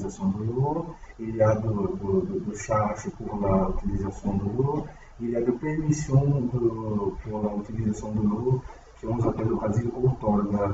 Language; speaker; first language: French; non-native, learner; Portuguese